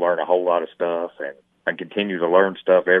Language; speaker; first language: English; native; English